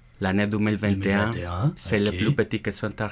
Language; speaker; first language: French; non-native, learner; Spanish